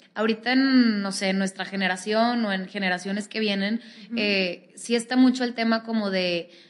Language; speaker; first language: Spanish; native; Spanish